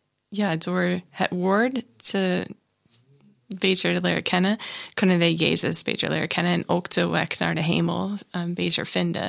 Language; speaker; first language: Dutch; non-native, learner; English